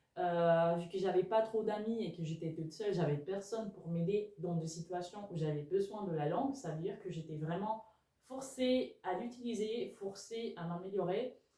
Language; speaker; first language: French; non-native, fluent; Spanish